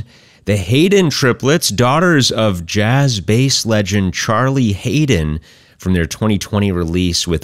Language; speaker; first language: English; native; English